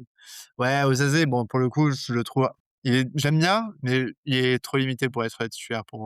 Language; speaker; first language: French; native; French